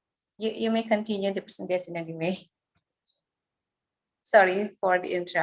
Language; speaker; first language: English; non-native, fluent; Indonesian